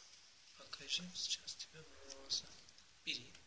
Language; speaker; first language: Russian; non-native, learner; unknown